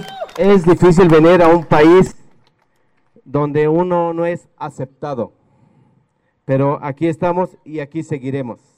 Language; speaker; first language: Spanish; native; Spanish